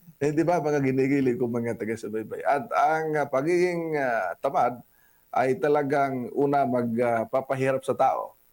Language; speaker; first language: Filipino; non-native, local second language; Cebuano